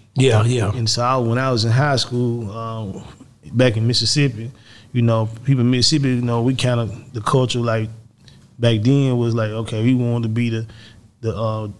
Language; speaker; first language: English; native; English